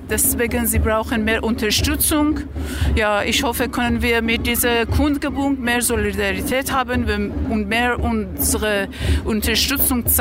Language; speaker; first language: German; non-native, learner; Persian